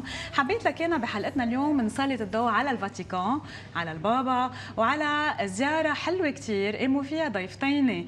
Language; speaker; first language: Arabic; native; Arabic